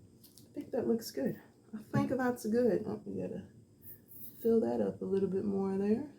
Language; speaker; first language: English; native; English